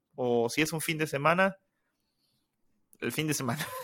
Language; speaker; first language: Spanish; native; Spanish